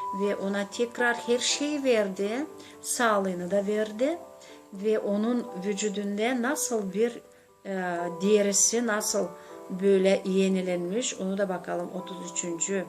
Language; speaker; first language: Turkish; non-native, learner; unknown